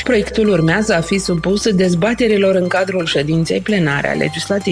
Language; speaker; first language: Romanian; native; Romanian